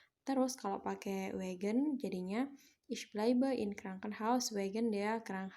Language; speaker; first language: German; non-native, fluent; Indonesian